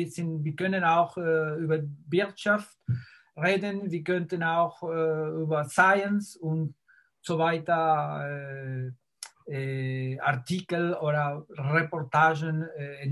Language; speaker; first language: German; non-native, fluent; Spanish